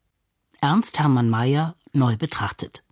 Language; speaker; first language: German; native; German